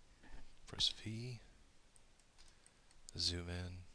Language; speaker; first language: English; native; English